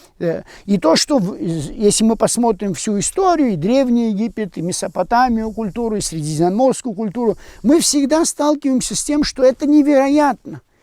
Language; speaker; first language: Russian; non-native, local second language; Abkhazian